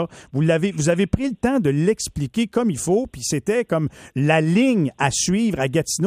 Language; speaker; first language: French; native; French